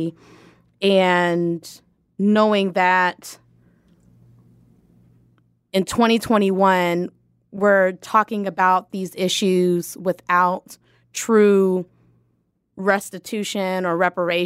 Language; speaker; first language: English; native; English